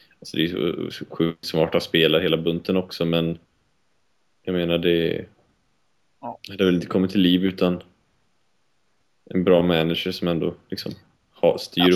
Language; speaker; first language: Swedish; native; Swedish